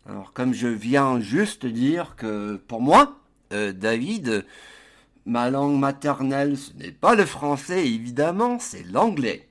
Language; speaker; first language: French; non-native, fluent; English